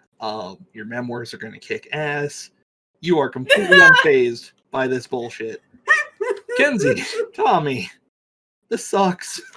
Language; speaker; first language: English; native; English